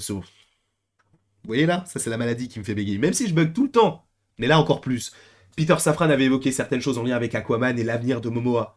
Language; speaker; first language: French; native; French